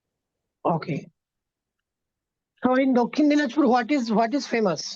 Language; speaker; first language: English; non-native, fluent; Bangla